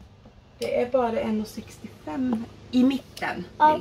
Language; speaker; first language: Swedish; native; Swedish